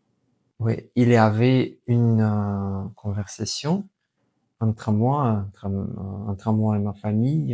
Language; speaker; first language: French; non-native, fluent; Russian